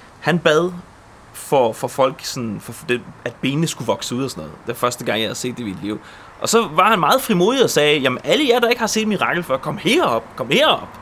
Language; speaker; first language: Danish; early bilingual, other home language; Polish